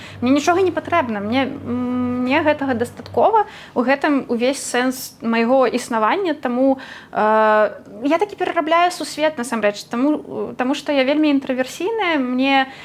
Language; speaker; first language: Belarusian; non-native, local second language; Russian